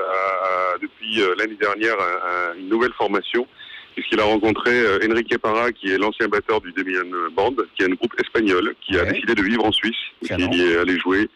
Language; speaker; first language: French; native; French